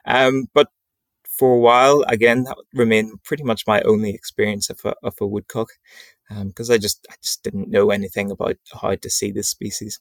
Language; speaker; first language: English; native; English